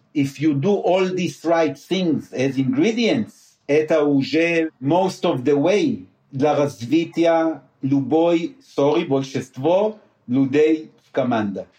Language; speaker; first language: Russian; non-native, learner; Hebrew